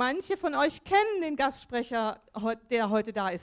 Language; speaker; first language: German; native; German